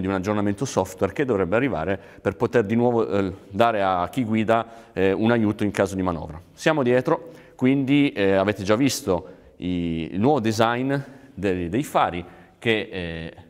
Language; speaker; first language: Italian; native; Italian